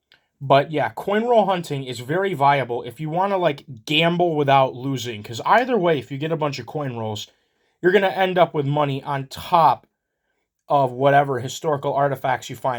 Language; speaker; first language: English; native; English